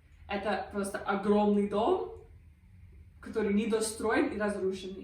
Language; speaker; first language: Russian; non-native, fluent; English